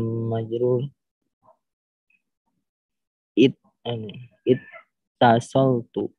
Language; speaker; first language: Arabic; non-native, learner; Indonesian